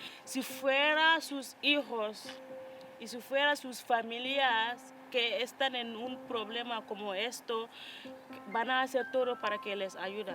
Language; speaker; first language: Spanish; non-native, fluent; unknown